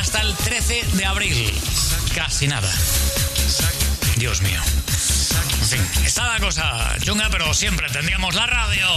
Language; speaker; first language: Spanish; native; Spanish